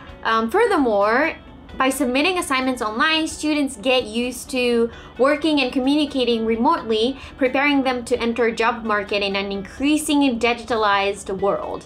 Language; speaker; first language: English; non-native, fluent; Japanese